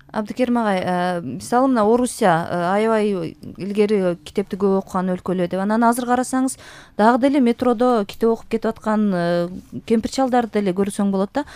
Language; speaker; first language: Kyrgyz; native; Kyrgyz